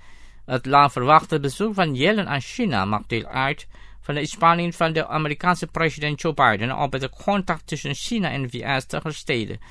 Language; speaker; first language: Dutch; non-native, fluent; Indonesian